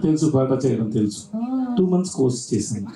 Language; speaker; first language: Telugu; non-native, learner; Tamil